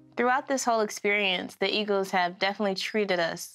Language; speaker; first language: English; native; English